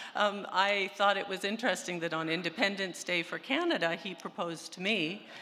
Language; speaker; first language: English; early bilingual, other home language; Spanish